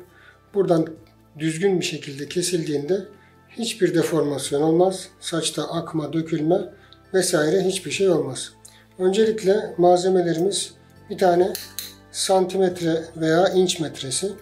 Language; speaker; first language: Turkish; native; Turkish